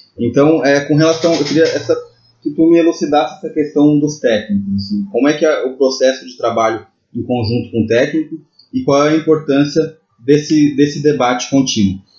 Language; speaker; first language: Portuguese; native; Portuguese